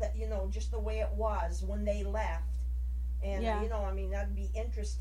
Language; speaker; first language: English; early bilingual, other home language; Armenian